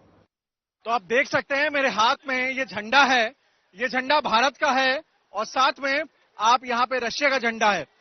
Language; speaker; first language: Hindi; native; Hindi